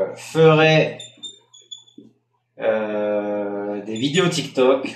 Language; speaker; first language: French; non-native, fluent; Spanish